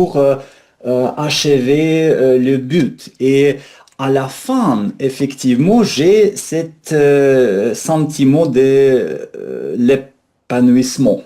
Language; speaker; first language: French; non-native, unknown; Russian